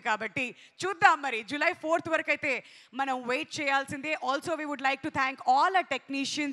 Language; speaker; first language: Telugu; native; Telugu